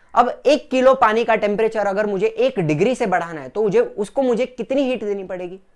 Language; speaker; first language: Hindi; non-native, local second language; Gujarati